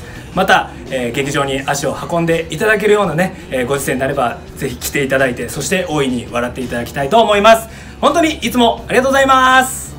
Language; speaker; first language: Japanese; native; Japanese